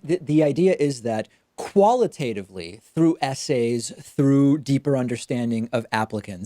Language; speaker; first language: English; native; English